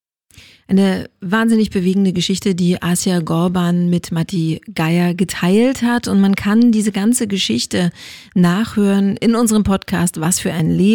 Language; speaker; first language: German; native; German